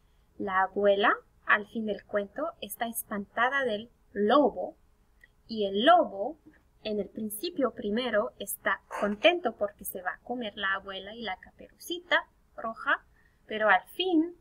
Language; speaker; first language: Spanish; non-native, fluent; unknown